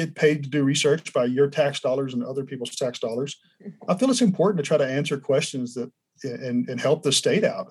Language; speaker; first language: English; native; English